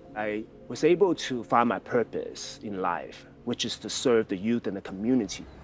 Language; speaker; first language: English; early bilingual, other home language; Chinese